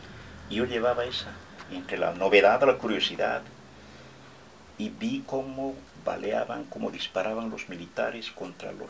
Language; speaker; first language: Spanish; native; Spanish